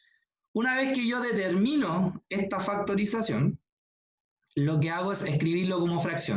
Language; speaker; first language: Spanish; native; Spanish